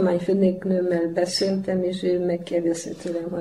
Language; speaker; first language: Hungarian; non-native, fluent; Polish